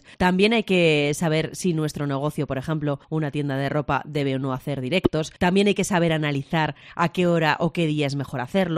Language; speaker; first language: Spanish; native; Spanish